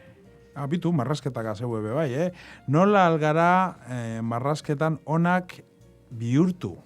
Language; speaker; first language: Basque; native; Basque